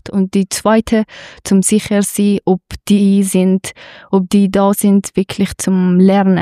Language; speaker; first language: German; non-native, fluent; Persian